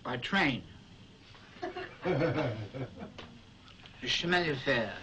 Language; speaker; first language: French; non-native, learner; English